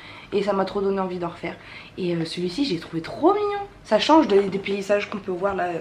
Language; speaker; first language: French; native; French